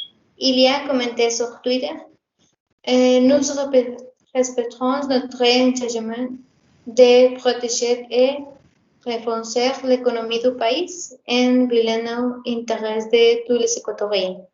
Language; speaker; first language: French; non-native, learner; Spanish